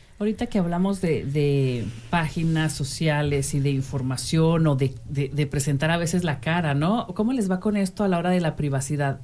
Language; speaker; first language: Spanish; native; Spanish